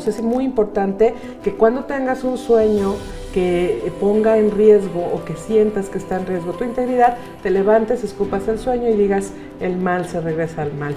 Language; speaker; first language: Spanish; native; Spanish